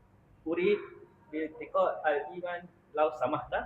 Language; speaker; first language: Arabic; non-native, learner; Malay